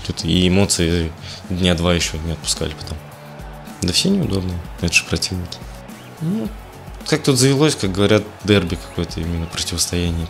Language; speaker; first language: Russian; native; Russian